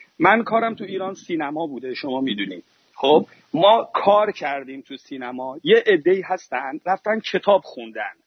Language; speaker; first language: Persian; native; Persian